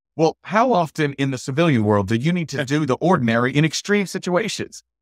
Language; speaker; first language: English; native; English